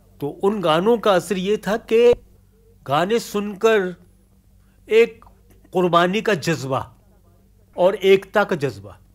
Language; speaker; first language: Hindi; native; Hindi